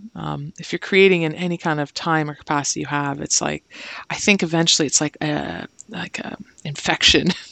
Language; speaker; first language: English; native; English